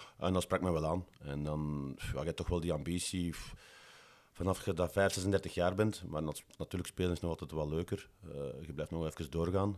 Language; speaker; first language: Dutch; native; Dutch